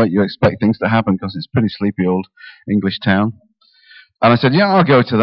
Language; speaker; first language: English; native; English